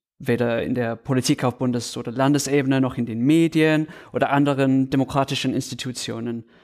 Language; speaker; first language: German; non-native, fluent; English